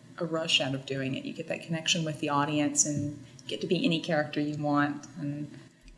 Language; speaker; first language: English; native; English